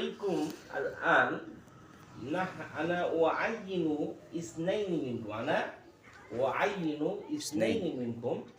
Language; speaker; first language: Arabic; non-native, fluent; Bangla